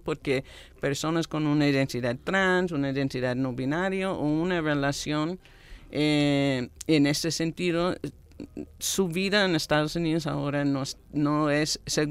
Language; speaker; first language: Spanish; non-native, fluent; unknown